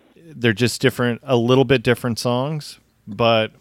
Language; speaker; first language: English; native; English